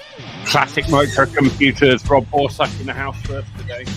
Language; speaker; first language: English; native; English